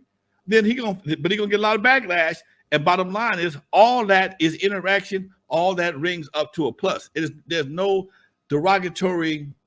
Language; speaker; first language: English; native; English